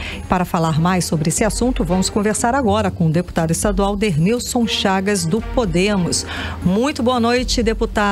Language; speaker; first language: Portuguese; native; Portuguese